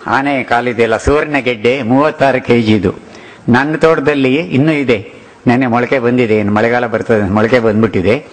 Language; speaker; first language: Kannada; non-native, local second language; Telugu